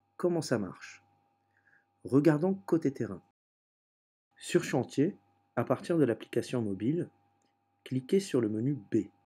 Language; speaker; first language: French; native; French